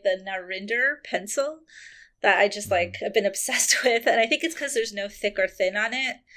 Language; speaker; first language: English; native; English